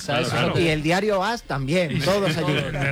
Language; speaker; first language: Spanish; native; Spanish